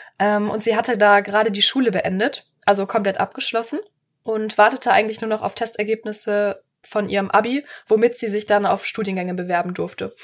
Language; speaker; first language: German; native; German